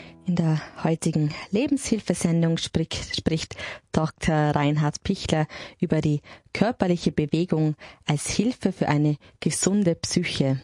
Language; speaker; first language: German; native; German